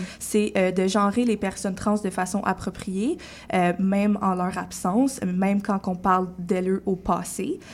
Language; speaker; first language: French; native; French